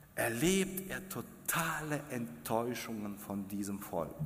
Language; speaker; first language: German; non-native, fluent; Russian